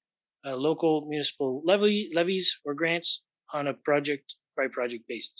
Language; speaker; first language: English; native; English